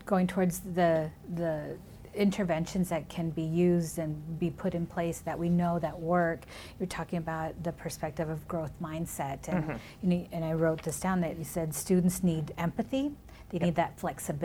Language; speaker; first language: English; early bilingual, other home language; Spanish